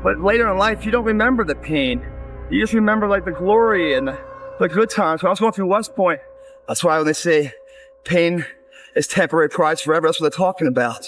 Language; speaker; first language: English; native; English